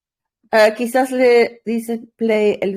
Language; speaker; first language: Spanish; non-native, learner; English